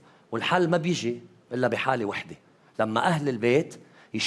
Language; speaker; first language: Arabic; native; Arabic